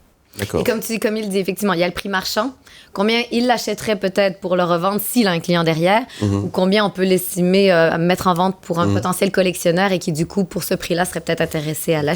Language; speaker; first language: French; native; French